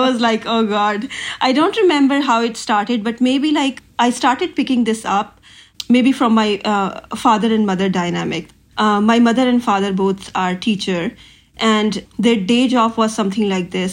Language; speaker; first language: English; non-native, local second language; Punjabi